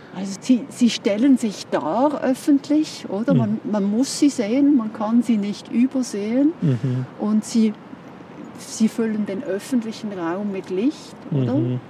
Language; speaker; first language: German; native; German